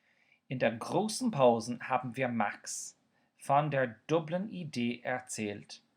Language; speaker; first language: German; non-native, fluent; Irish